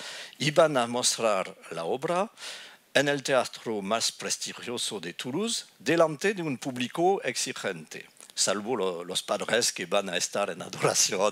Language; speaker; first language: Spanish; non-native, fluent; French